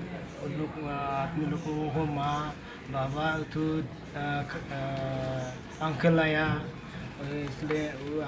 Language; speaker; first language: Hindi; non-native, local second language; Khasi